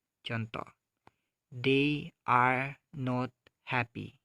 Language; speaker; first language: English; non-native, fluent; Indonesian